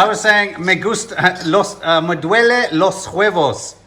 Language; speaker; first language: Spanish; non-native, learner; English